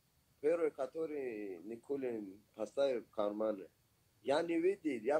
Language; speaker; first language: Russian; non-native, learner; Persian